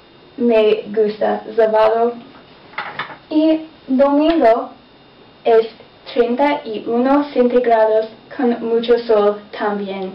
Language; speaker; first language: Spanish; non-native, learner; English